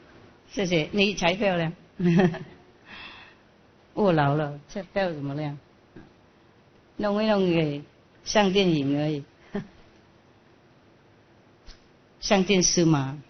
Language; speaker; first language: Chinese; non-native, fluent; Vietnamese